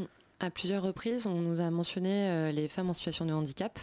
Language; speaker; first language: French; native; French